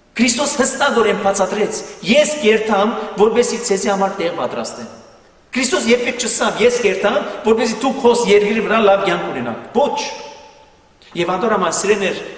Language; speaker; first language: Armenian; native; Armenian